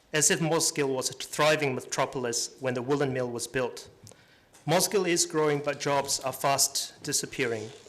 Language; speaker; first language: English; native; English